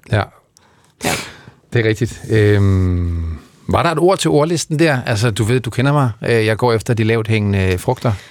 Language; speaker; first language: Danish; native; Danish